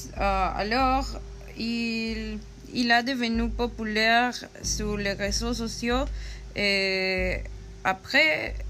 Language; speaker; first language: French; non-native, learner; Spanish